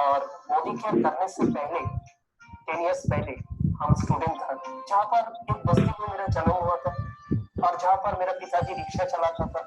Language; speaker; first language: Hindi; non-native, local second language; Bangla